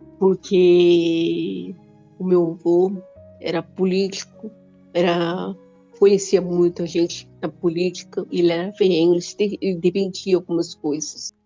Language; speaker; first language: Portuguese; non-native, local second language; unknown